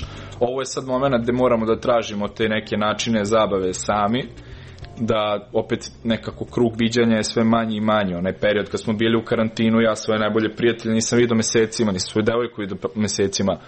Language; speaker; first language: Serbian; native; Serbian